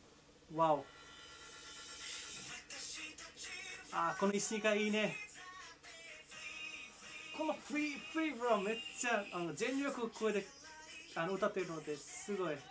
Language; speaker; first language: Japanese; non-native, fluent; Nepali